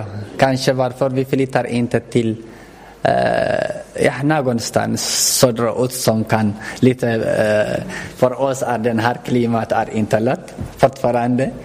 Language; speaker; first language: Swedish; non-native, learner; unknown